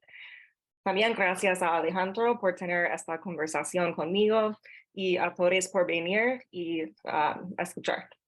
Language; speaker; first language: Spanish; non-native, fluent; English